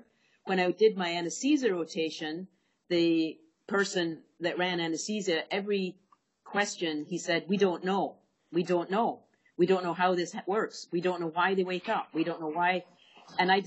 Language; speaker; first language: English; native; English